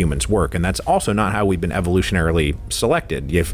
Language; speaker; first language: English; native; English